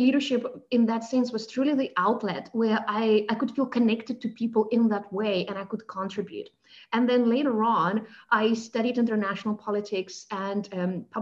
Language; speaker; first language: English; non-native, fluent; Russian